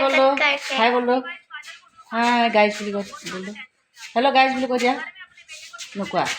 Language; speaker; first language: Hindi; non-native, local second language; Assamese